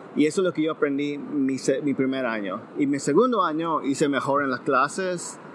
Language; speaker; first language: Spanish; early bilingual, heritage; Spanish